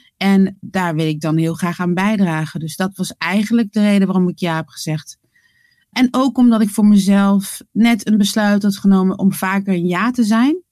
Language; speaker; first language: Dutch; native; Dutch